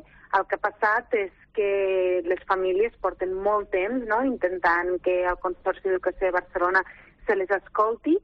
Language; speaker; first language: Catalan; native; Catalan